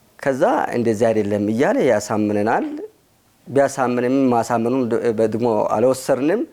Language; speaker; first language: Amharic; non-native, local second language; Sidamo